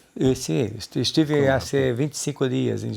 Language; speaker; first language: Spanish; non-native, learner; Portuguese